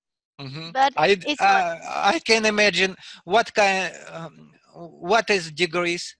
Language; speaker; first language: English; non-native, learner; Russian